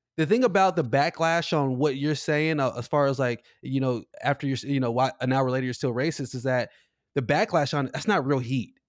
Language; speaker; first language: English; native; English